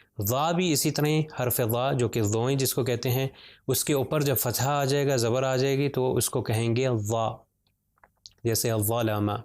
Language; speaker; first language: Urdu; native; Urdu